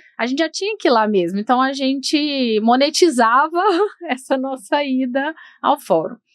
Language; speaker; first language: Portuguese; native; Portuguese